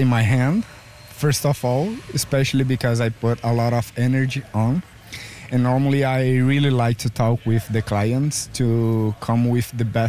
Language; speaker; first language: English; non-native, fluent; Portuguese